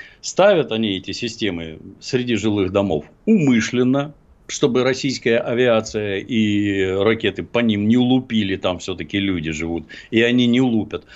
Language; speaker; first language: Russian; native; Russian